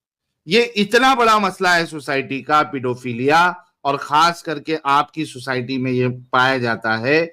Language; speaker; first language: Hindi; native; Hindi